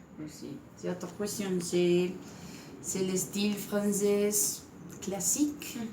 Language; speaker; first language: French; non-native, learner; Spanish